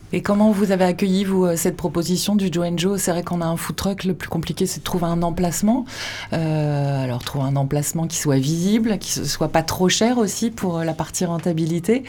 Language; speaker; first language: French; native; French